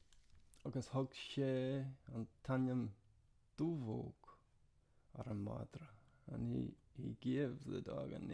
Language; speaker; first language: Irish; non-native, learner; English